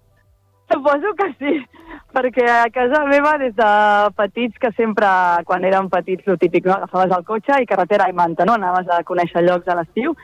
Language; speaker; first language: Catalan; native; Catalan